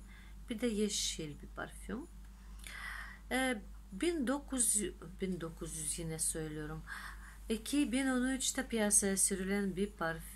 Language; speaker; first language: Turkish; non-native, fluent; Russian